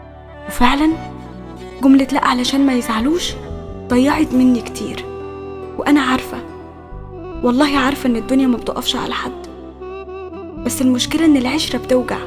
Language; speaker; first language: Arabic; native; Arabic